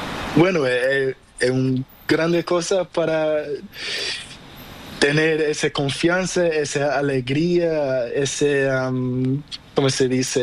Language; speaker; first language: Spanish; non-native, learner; Portuguese